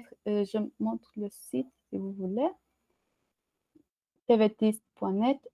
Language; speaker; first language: French; non-native, learner; Albanian